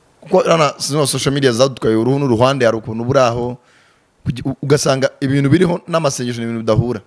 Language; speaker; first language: Kinyarwanda; early bilingual, heritage; Kinyarwanda